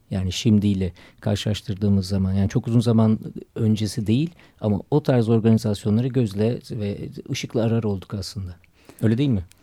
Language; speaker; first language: Turkish; native; Turkish